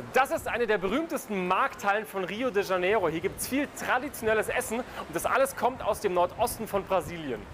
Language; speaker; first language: German; native; German